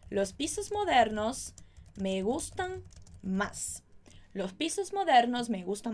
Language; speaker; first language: Spanish; non-native, fluent; Portuguese